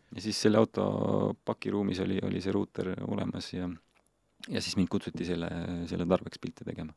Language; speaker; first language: Estonian; non-native, local second language; Russian